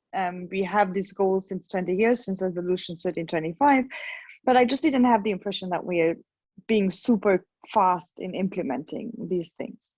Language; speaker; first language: English; non-native, fluent; German